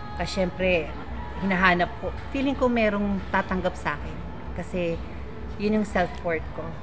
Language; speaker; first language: Filipino; native; Filipino